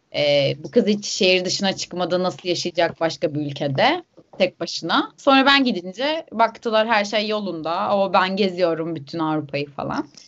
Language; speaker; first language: Turkish; native; Turkish